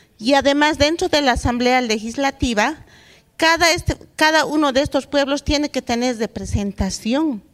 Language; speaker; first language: Spanish; non-native, local second language; Aymara